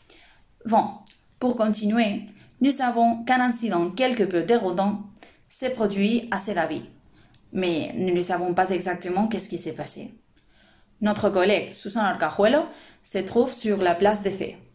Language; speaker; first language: French; non-native, learner; Spanish